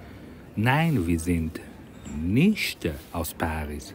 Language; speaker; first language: German; non-native, fluent; Persian